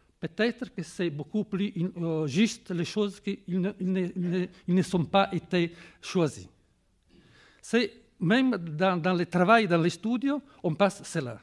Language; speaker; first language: French; non-native, fluent; Italian